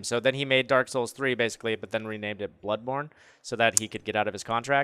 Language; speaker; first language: English; native; English